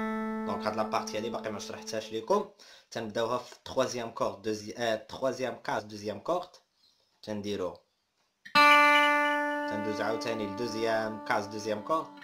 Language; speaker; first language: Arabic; native; Arabic